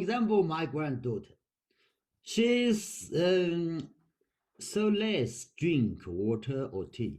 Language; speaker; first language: English; non-native, learner; Chinese